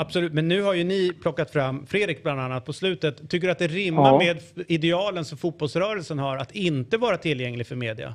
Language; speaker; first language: Swedish; native; Swedish